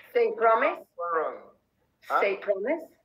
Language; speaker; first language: English; non-native, learner; Arabic